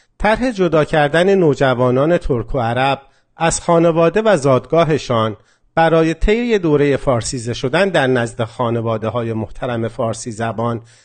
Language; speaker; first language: Persian; non-native, local second language; Azerbaijani